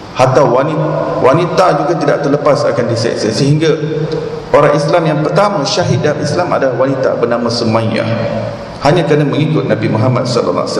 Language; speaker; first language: Malay; native; Malay